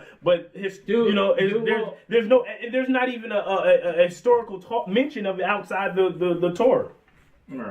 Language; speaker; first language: English; native; English